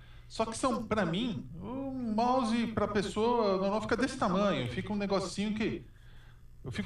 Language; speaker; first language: Portuguese; native; Portuguese